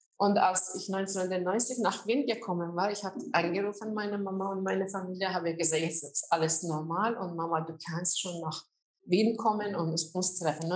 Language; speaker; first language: German; non-native, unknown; Azerbaijani